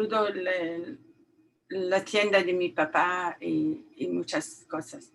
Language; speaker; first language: Spanish; non-native, learner; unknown